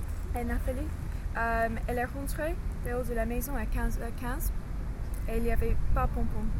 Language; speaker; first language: French; non-native, learner; English